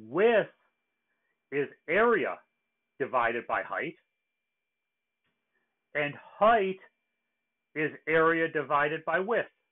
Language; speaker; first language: English; native; English